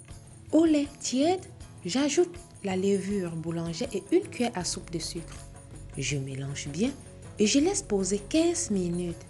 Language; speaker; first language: French; native; French